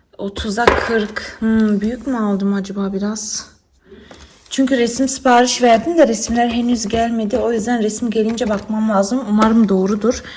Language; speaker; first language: Turkish; early bilingual, heritage; Turkish